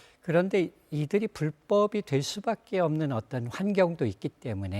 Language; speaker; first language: Korean; native; Korean